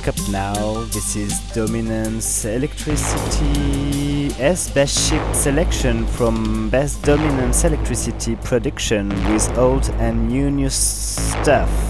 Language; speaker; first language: English; non-native, fluent; French